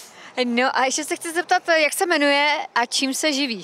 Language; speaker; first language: Czech; native; Czech